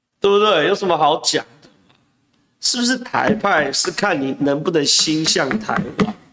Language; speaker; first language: Chinese; native; Chinese